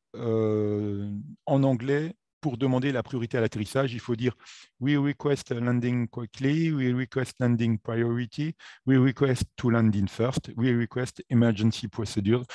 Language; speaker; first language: French; native; French